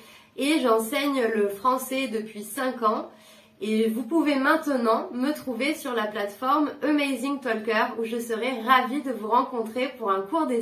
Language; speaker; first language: French; native; French